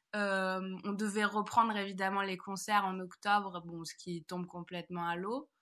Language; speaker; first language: French; native; French